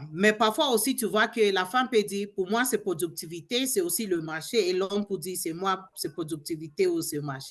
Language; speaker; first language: French; non-native, learner; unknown